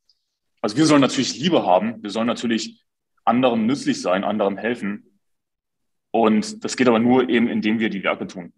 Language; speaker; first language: German; native; German